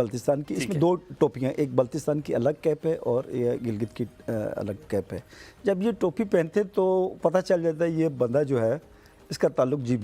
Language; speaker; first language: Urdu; non-native, local second language; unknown